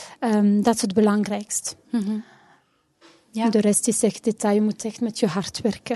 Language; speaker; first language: Dutch; non-native, local second language; French